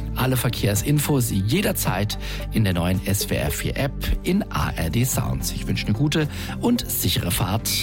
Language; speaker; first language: German; native; German